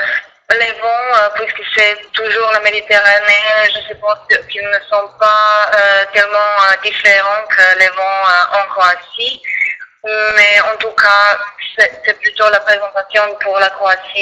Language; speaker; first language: French; non-native, fluent; Croatian